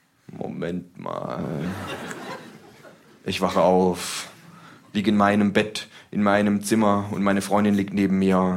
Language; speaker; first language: German; native; German